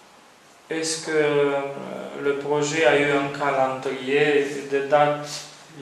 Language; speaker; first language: French; non-native, fluent; Romanian